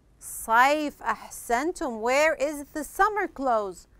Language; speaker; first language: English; non-native, fluent; Arabic